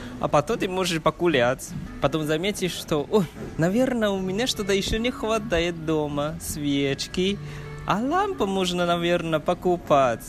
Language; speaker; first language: Russian; non-native, fluent; Chinese